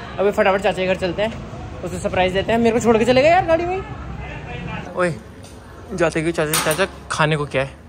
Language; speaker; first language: Hindi; native; Hindi